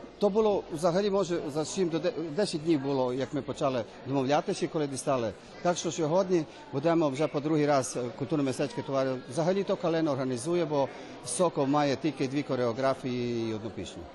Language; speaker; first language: Ukrainian; early bilingual, heritage; Ukrainian